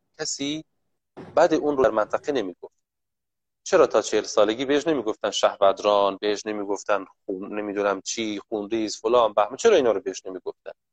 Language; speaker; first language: Persian; native; Persian